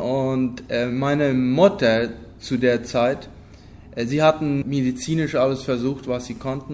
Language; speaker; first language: German; non-native, local second language; Low German